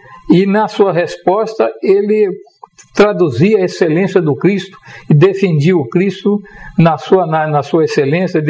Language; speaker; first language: Portuguese; native; Portuguese